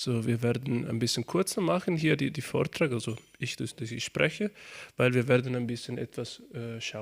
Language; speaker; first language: German; non-native, learner; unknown